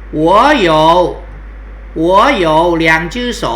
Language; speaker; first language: Chinese; non-native, fluent; Thai